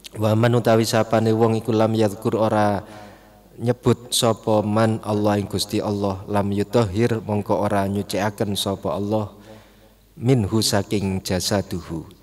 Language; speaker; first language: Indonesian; non-native, local second language; Javanese